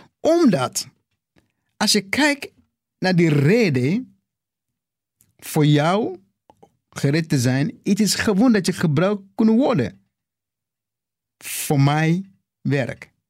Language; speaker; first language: Dutch; non-native, fluent; English